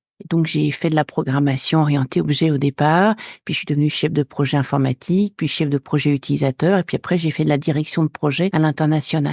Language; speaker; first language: French; native; French